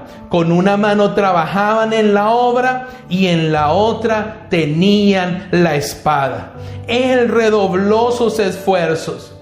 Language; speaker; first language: Spanish; native; Spanish